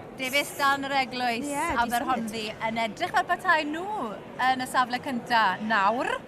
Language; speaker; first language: Welsh; native; Welsh